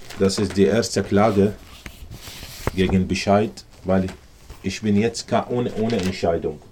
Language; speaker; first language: German; non-native, learner; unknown